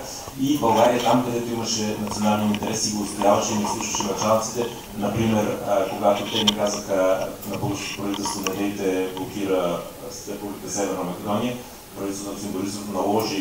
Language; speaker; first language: Bulgarian; native; Bulgarian